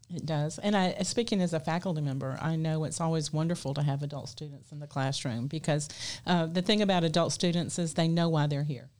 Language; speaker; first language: English; native; English